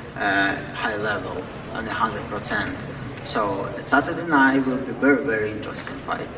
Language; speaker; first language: English; non-native, fluent; Ukrainian